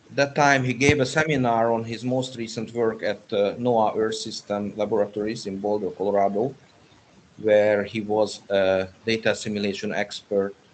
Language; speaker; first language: English; non-native, fluent; Hungarian